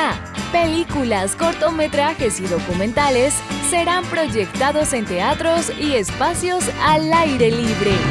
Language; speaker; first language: Spanish; native; Spanish